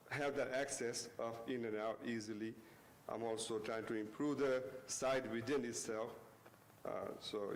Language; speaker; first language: English; non-native, local second language; Gujarati